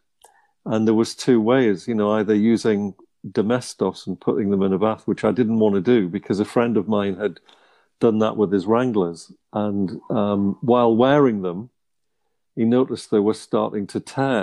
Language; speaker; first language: English; native; English